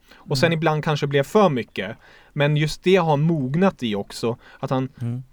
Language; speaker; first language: Swedish; non-native, fluent; German